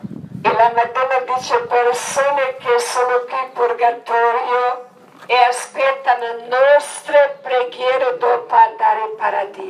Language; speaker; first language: Italian; non-native, learner; Croatian